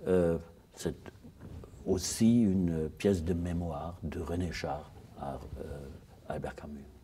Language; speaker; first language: French; non-native, fluent; German